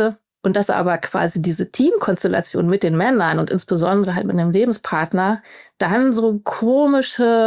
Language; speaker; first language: German; native; German